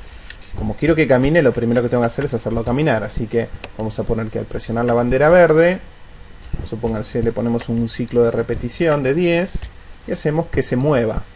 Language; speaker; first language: Spanish; native; Spanish